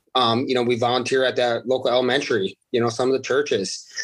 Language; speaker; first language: English; non-native, fluent; Uzbek